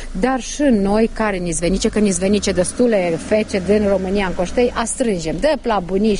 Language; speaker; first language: Romanian; native; Romanian